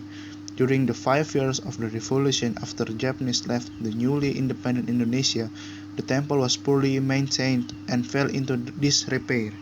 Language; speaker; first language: English; non-native, learner; Indonesian